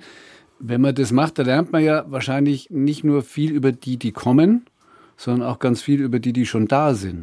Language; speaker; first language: German; native; German